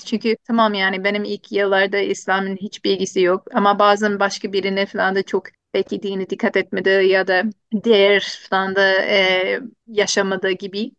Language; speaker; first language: Turkish; non-native, fluent; English